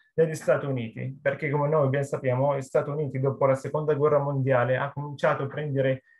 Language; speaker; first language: Italian; non-native, fluent; Arabic